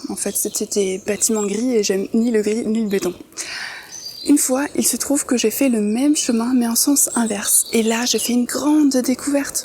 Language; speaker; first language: French; native; French